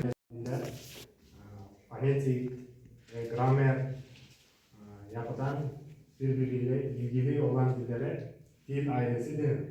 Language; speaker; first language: Turkish; non-native, learner; Uzbek